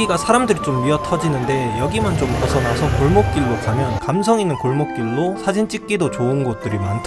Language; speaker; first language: Korean; native; Korean